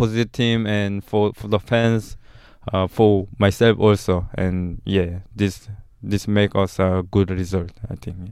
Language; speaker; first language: English; non-native, learner; Korean